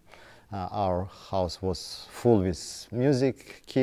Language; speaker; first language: English; non-native, learner; Ukrainian